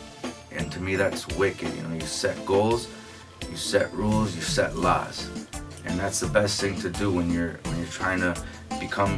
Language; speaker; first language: English; early bilingual, other home language; Spanish